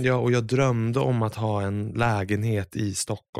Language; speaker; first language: Swedish; native; Swedish